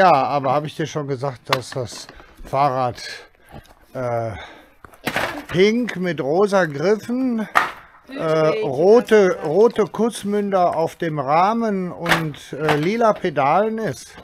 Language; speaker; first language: German; native; German